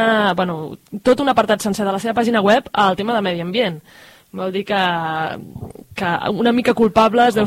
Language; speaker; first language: Catalan; native; Catalan